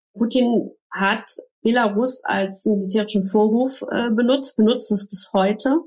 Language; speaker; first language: German; native; German